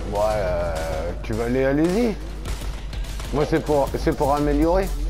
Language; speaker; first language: French; native; French